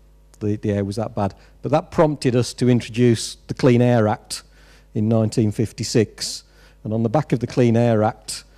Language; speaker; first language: English; native; English